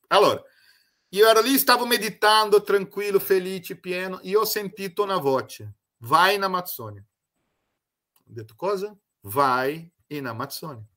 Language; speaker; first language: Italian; non-native, fluent; Portuguese